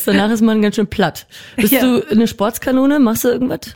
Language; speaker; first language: German; native; German